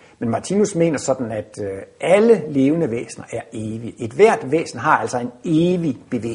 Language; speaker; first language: Danish; native; Danish